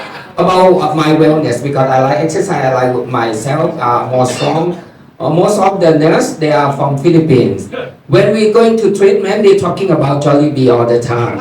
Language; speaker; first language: English; non-native, learner; Thai